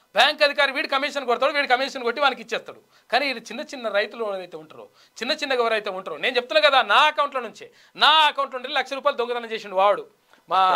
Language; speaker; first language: Telugu; native; Telugu